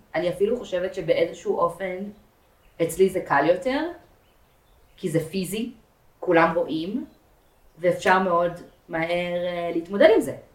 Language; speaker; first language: Hebrew; native; Hebrew